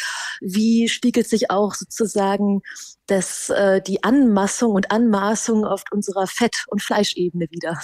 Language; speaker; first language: German; native; German